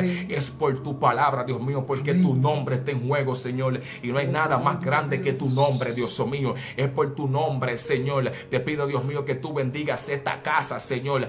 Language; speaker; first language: Spanish; native; Spanish